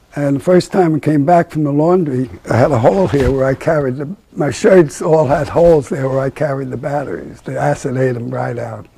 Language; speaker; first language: English; native; English